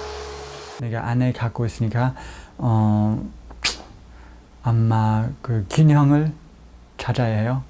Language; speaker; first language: Korean; non-native, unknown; English